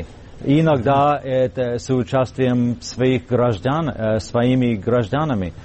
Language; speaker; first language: Russian; non-native, fluent; English